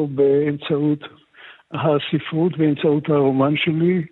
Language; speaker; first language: Hebrew; early bilingual, other home language; Arabic